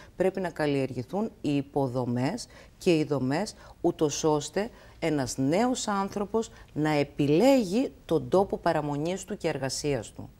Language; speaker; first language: Greek; native; Greek